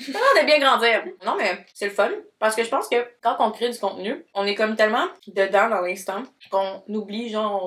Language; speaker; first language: French; native; French